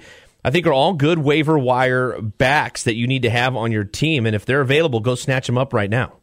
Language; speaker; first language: English; native; English